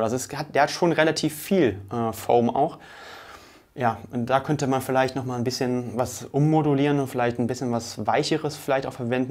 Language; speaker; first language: German; native; German